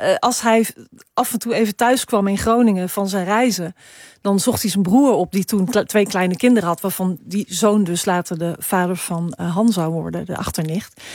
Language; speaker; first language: Dutch; native; Dutch